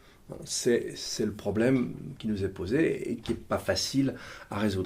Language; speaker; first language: French; native; French